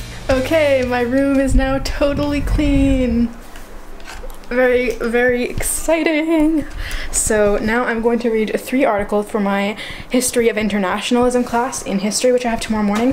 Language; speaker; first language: English; native; English